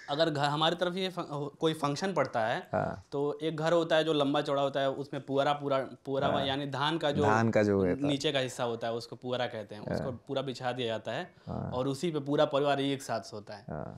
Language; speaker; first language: Hindi; native; Hindi